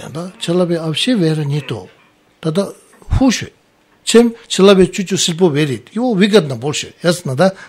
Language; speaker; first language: Russian; non-native, learner; Tibetan